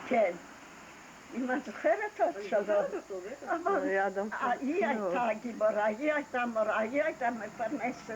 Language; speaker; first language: Hebrew; non-native, fluent; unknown